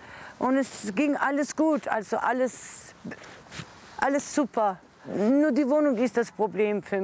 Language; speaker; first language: German; non-native, fluent; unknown